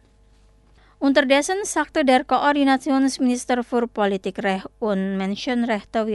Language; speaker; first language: German; non-native, fluent; Indonesian